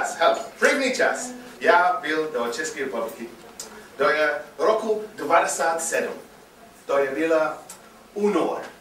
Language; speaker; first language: Czech; non-native, learner; English